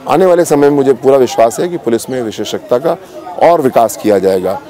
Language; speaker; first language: Hindi; native; Hindi